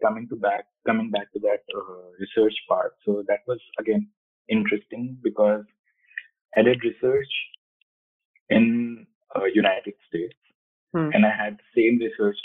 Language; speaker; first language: English; non-native, local second language; Hindi